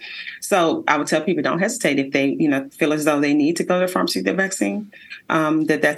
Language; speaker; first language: English; native; English